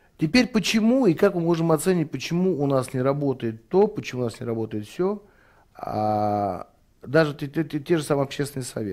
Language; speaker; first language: Russian; native; Russian